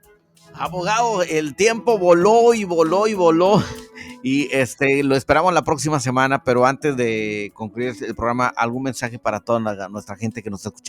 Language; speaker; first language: Spanish; native; Spanish